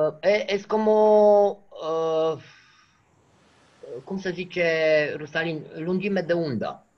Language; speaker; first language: Spanish; non-native, fluent; Romanian